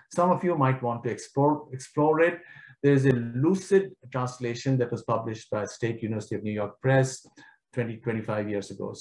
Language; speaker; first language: English; non-native, local second language; Kashmiri